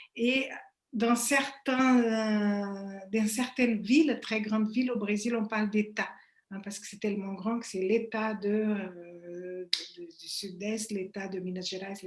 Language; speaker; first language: French; non-native, fluent; Portuguese